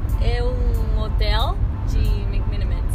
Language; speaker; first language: Portuguese; non-native, learner; Spanish